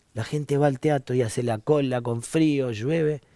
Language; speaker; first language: Spanish; native; Spanish